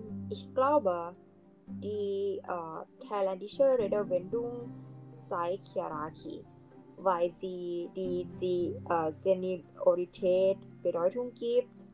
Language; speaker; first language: German; non-native, learner; Thai